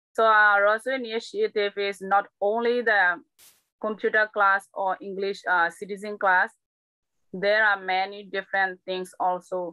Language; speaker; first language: English; non-native, learner; Burmese